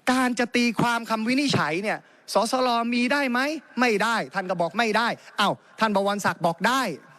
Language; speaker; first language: Thai; native; Thai